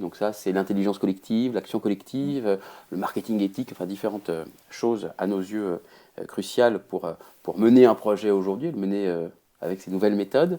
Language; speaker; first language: French; native; French